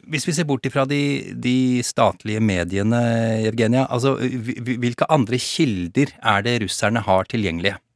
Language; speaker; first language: Norwegian; native; Norwegian